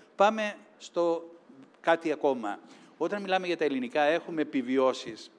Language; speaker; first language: Greek; native; Greek